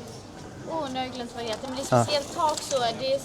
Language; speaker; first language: Swedish; native; Swedish